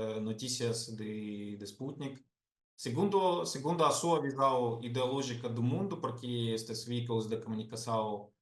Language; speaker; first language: Portuguese; non-native, fluent; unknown